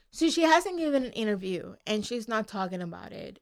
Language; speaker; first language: English; non-native, fluent; Spanish